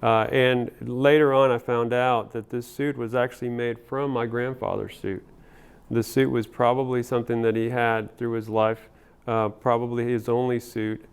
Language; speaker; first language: English; early bilingual, other home language; Spanish